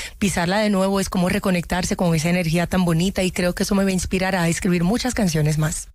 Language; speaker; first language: Spanish; non-native, fluent; Haitian Creole